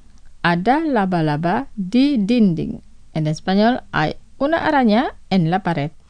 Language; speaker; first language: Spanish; non-native, fluent; Indonesian